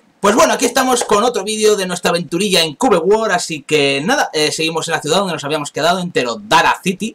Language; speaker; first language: Spanish; native; Spanish